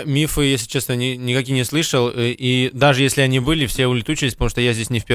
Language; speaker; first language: Russian; native; Russian